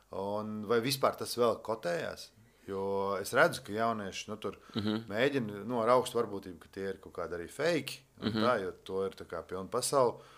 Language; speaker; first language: Latvian; native; Latvian